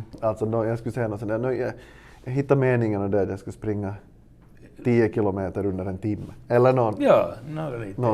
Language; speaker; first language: Swedish; native; Swedish